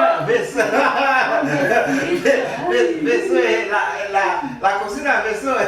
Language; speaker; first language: Spanish; non-native, learner; Haitian Creole